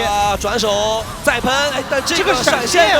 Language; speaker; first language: Chinese; native; Chinese